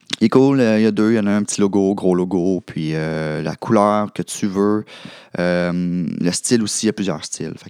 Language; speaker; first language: French; native; French